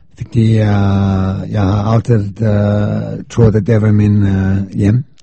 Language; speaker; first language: Danish; non-native, learner; English